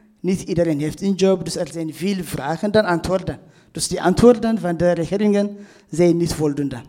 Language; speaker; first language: Dutch; non-native, fluent; Tigrinya